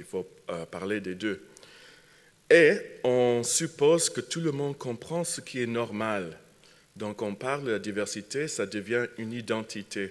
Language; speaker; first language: French; non-native, fluent; English